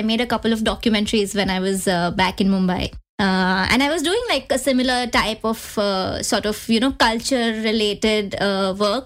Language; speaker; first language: English; non-native, local second language; Hindi